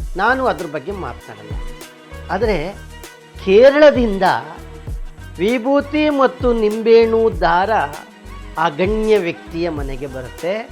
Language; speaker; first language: Kannada; native; Kannada